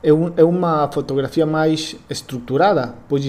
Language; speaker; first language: Portuguese; non-native, learner; Spanish